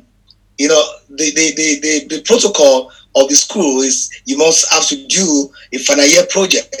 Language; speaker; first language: English; non-native, local second language; Yoruba